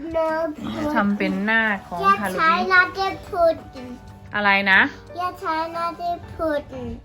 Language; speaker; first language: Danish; non-native, learner; Thai